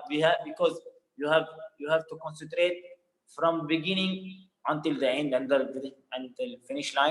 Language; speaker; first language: English; non-native, fluent; Arabic